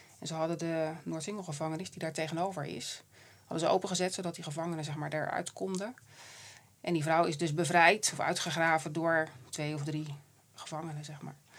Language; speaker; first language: Dutch; native; Dutch